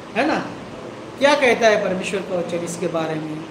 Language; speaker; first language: Hindi; non-native, local second language; Marathi